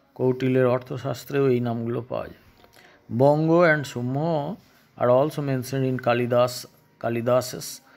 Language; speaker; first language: English; non-native, local second language; Bangla